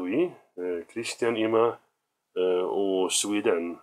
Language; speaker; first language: Welsh; non-native, learner; Swedish